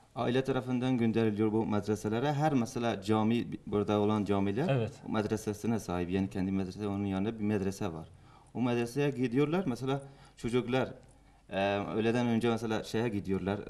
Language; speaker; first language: Turkish; non-native, fluent; Persian